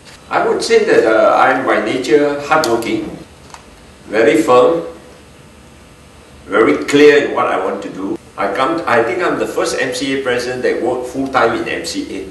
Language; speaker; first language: English; non-native, local second language; Min Nan Chinese